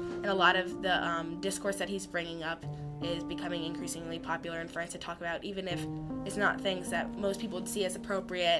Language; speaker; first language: English; native; English